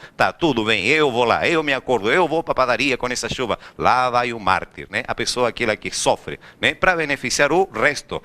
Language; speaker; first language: Portuguese; non-native, fluent; Spanish